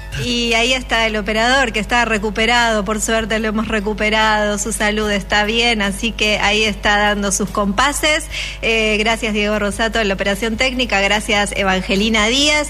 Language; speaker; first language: Spanish; native; Spanish